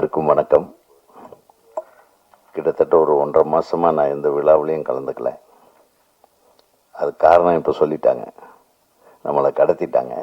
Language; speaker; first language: Tamil; native; Tamil